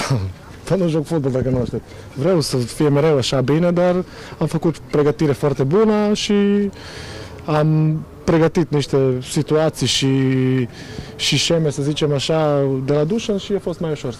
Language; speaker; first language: Romanian; non-native, fluent; Croatian